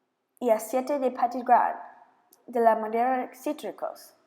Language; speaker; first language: Spanish; non-native, learner; English